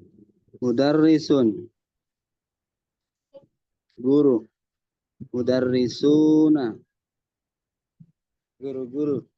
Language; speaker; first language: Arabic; non-native, learner; Indonesian